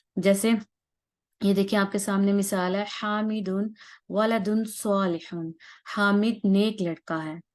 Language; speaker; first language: Urdu; native; Urdu